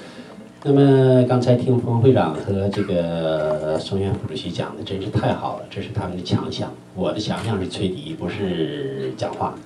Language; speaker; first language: Chinese; native; Chinese